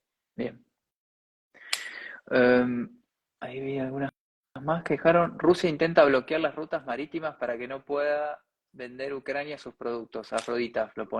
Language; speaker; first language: Spanish; native; Spanish